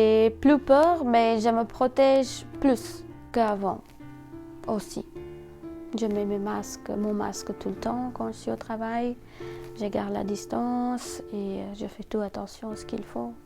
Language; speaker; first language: French; non-native, fluent; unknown